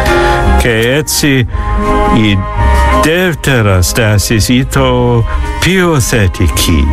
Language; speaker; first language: Greek; non-native, fluent; English